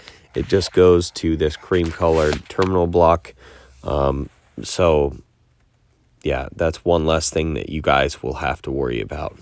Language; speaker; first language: English; native; English